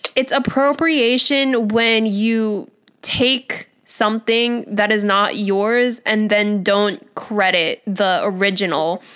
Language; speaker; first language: English; native; English